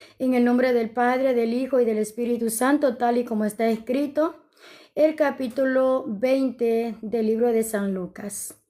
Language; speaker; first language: Spanish; native; Spanish